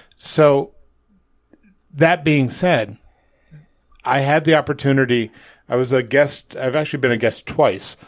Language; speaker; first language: English; native; English